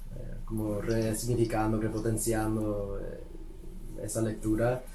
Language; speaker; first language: Spanish; early bilingual, heritage; Spanish